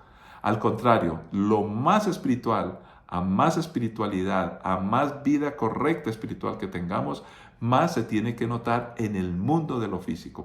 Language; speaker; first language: Spanish; native; Spanish